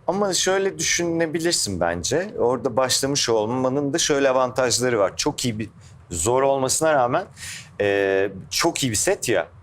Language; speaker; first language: Turkish; native; Turkish